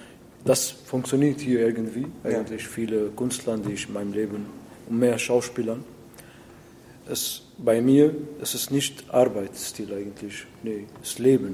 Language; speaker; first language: German; non-native, learner; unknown